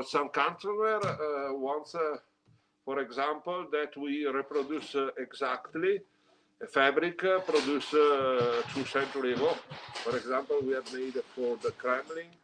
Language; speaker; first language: English; non-native, learner; Italian